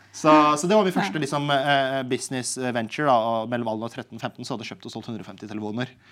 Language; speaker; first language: Norwegian; early bilingual, other home language; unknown